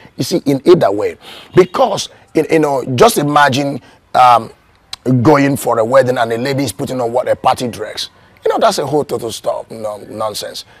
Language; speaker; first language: English; non-native, local second language; Igbo